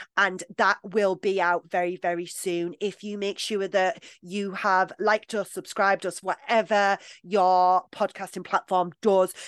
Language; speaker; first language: English; native; English